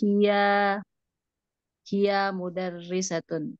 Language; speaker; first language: Arabic; non-native, learner; Indonesian